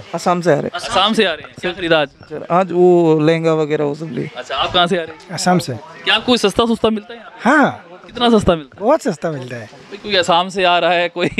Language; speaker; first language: Hindi; native; Hindi